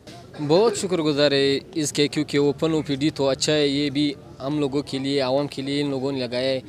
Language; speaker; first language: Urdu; non-native, local second language; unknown